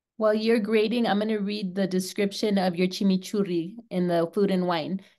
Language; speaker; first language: English; native; English